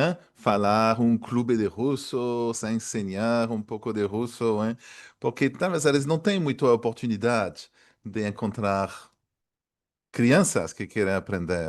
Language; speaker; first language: Portuguese; non-native, fluent; French